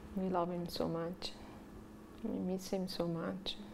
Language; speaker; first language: English; non-native, learner; Italian